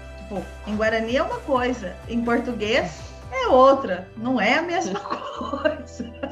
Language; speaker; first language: Portuguese; native; Portuguese